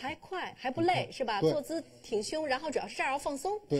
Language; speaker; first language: Chinese; native; Chinese